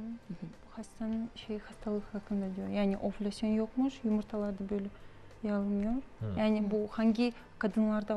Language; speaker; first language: Turkish; non-native, fluent; Kyrgyz